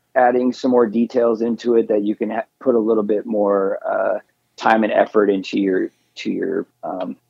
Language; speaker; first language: English; native; English